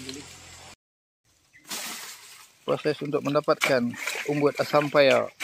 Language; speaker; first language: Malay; non-native, local second language; Iban